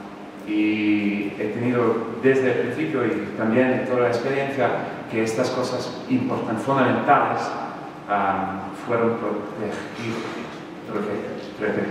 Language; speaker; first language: Spanish; non-native, fluent; English